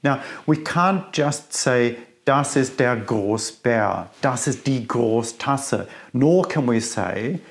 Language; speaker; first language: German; non-native, fluent; English